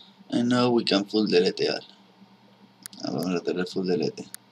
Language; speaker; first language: English; non-native, learner; Spanish